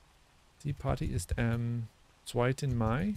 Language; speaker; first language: German; non-native, learner; English